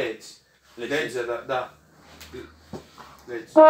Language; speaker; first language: Russian; non-native, learner; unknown